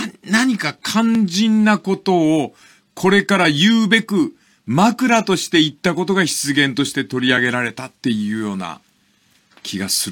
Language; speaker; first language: Japanese; native; Japanese